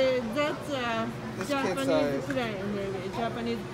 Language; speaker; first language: English; non-native, learner; Japanese